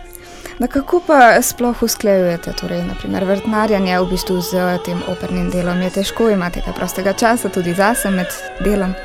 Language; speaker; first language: Slovenian; native; Slovenian